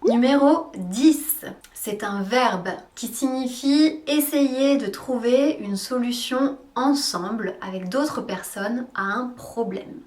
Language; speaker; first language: French; native; French